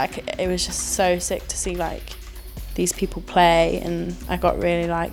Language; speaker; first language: English; native; English